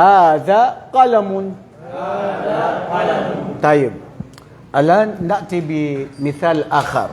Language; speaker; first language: Arabic; non-native, fluent; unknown